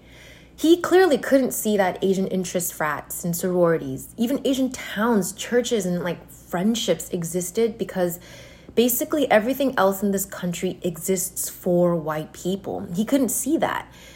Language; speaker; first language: English; native; English